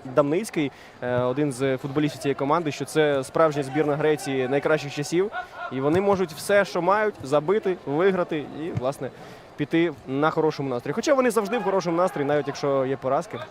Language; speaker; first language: Ukrainian; native; Ukrainian